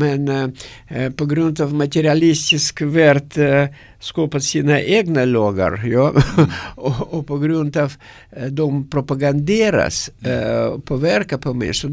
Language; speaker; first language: Swedish; non-native, learner; Russian